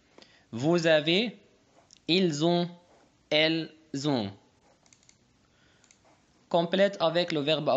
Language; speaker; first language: French; non-native, fluent; Arabic